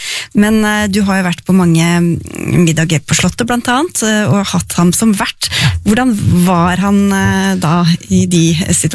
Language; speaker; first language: Norwegian; native; Norwegian